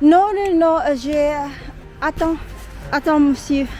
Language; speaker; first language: French; non-native, learner; Zulu